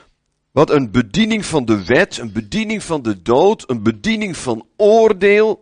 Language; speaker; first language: Dutch; native; Dutch